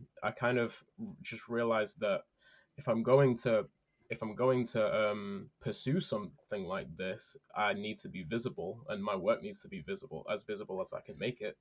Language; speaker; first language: English; native; English